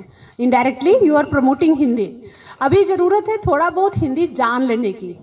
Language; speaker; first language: Hindi; native; Hindi